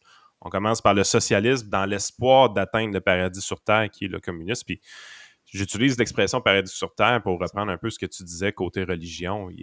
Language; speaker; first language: French; native; French